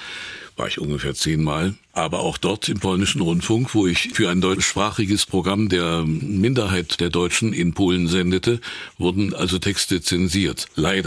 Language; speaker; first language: German; native; German